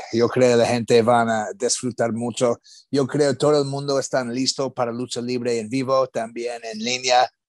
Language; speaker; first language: Spanish; non-native, learner; English